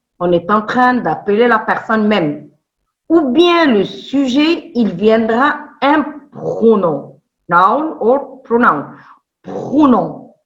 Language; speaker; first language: French; non-native, local second language; Arabic